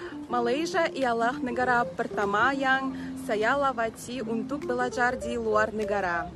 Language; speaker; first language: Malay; non-native, learner; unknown